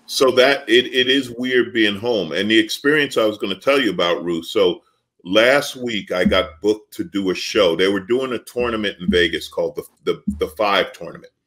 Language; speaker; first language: English; native; English